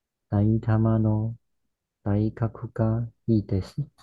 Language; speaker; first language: Japanese; non-native, learner; Chinese